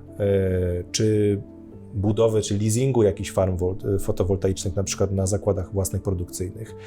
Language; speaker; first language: Polish; native; Polish